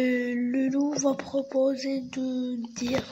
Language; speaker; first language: French; non-native, learner; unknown